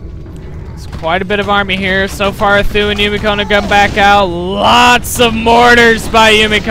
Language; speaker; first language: English; native; English